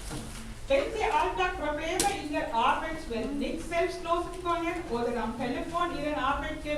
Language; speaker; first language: German; non-native, fluent; Tamil